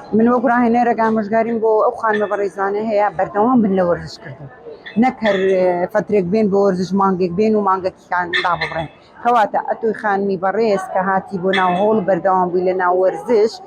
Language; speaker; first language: Central Kurdish; native; Central Kurdish